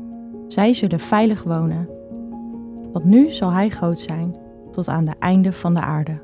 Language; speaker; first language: Dutch; native; Dutch